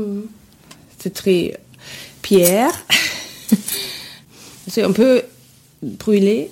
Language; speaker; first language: French; non-native, fluent; German